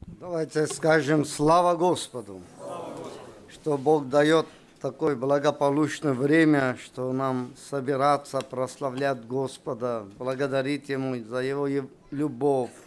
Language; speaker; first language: Russian; non-native, local second language; Armenian